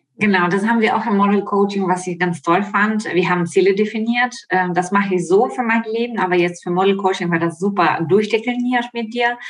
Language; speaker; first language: German; non-native, fluent; Ukrainian